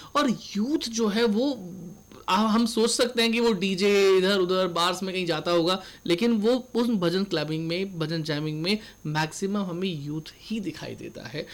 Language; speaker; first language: Hindi; native; Hindi